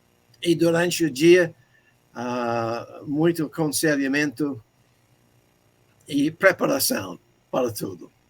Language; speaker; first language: Portuguese; non-native, fluent; English